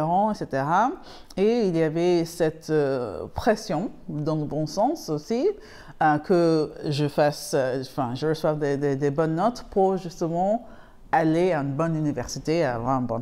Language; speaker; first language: French; non-native, fluent; English